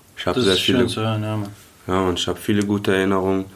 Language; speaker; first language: German; early bilingual, other home language; Arabic